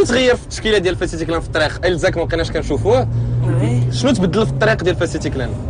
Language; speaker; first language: Arabic; native; Arabic